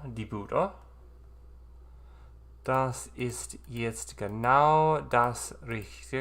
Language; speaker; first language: German; non-native, learner; English